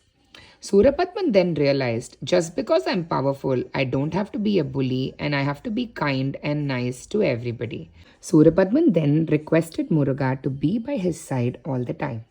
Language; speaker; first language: English; non-native, local second language; Tamil